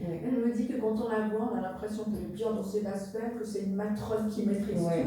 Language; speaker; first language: French; native; French